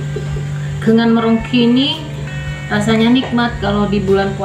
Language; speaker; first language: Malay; non-native, local second language; Madurese